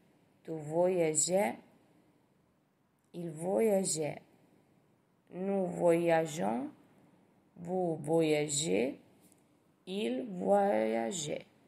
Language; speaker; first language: French; non-native, fluent; Italian